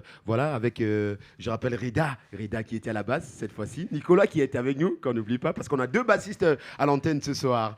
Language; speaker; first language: French; native; French